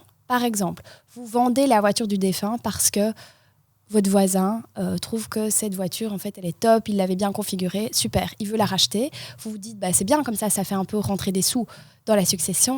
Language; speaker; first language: French; native; French